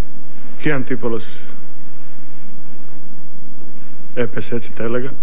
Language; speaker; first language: Greek; non-native, fluent; Bosnian